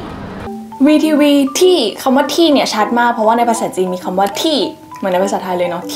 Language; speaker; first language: Thai; native; Thai